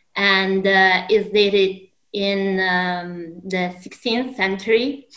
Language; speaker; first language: English; non-native, fluent; Italian